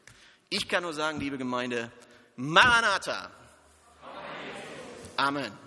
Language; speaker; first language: German; native; German